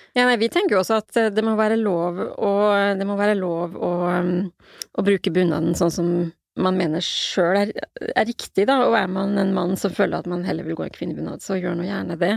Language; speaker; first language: Norwegian; native; Norwegian